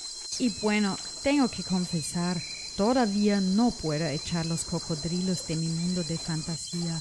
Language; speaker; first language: Spanish; non-native, fluent; German